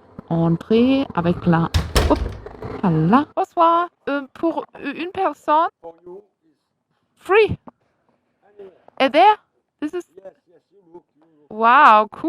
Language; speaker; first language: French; non-native, learner; German